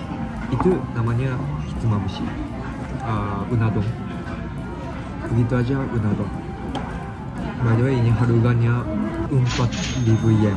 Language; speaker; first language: Indonesian; non-native, fluent; Japanese